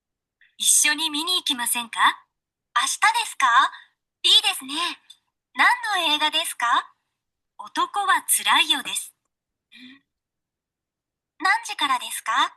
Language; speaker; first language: Japanese; non-native, learner; Sinhala